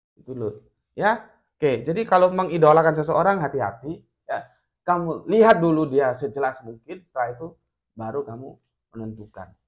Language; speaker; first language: Indonesian; non-native, local second language; Javanese